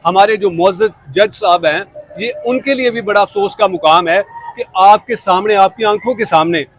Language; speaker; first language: Urdu; non-native, local second language; Punjabi